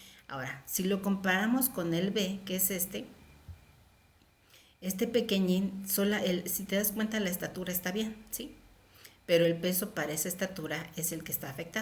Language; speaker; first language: Spanish; native; Spanish